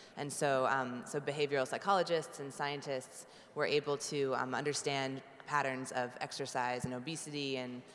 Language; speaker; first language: English; native; English